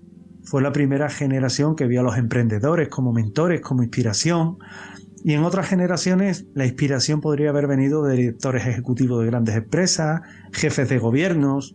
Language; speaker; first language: Spanish; native; Spanish